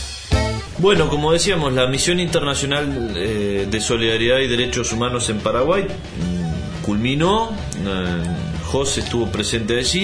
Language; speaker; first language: Spanish; native; Spanish